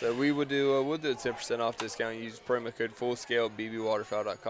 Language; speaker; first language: English; native; English